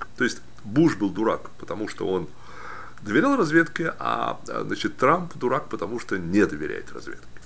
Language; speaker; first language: Russian; native; Russian